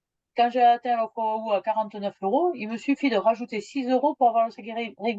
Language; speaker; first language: French; native; French